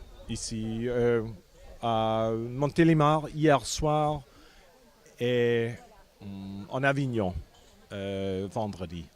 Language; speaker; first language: French; non-native, fluent; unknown